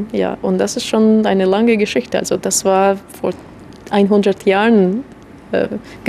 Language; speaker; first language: German; non-native, fluent; Russian